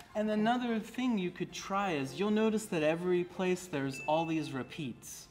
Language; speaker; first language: English; native; English